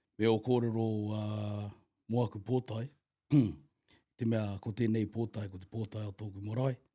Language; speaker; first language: Māori; native; Māori